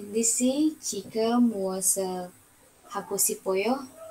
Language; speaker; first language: Korean; non-native, learner; Indonesian